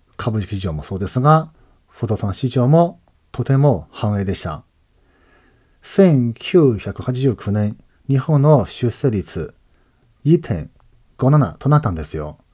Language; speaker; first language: Japanese; non-native, fluent; Chinese